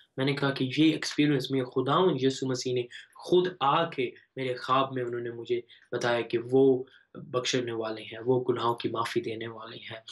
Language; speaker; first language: Urdu; native; Urdu